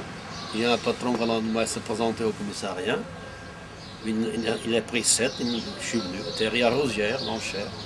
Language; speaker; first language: French; non-native, fluent; Portuguese